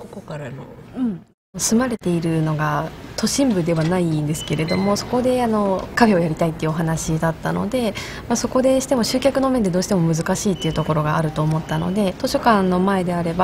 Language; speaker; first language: Japanese; native; Japanese